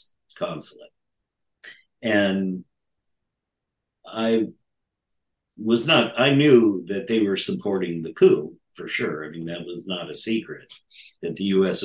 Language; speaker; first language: English; native; English